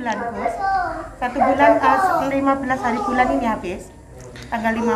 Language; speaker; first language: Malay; non-native, local second language; Javanese